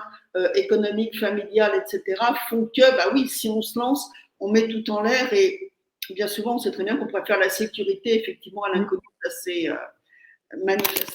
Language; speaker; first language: French; native; French